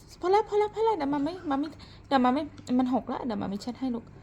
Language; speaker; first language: Thai; native; Thai